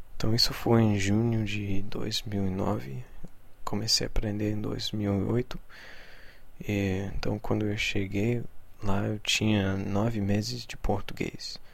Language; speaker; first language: Portuguese; non-native, fluent; English